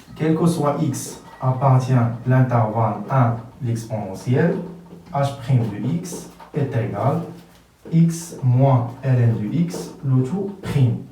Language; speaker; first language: French; non-native, local second language; Arabic